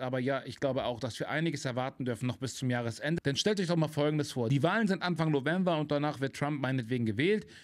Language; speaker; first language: German; native; German